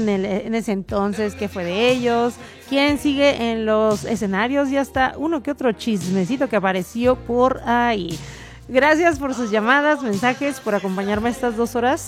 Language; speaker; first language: Spanish; native; Spanish